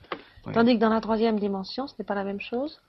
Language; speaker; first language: French; native; French